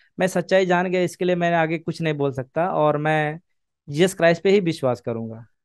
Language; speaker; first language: Hindi; native; Hindi